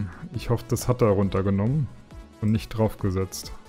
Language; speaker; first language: German; native; German